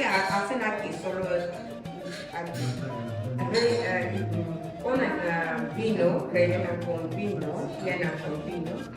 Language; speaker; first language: Spanish; non-native, fluent; Armenian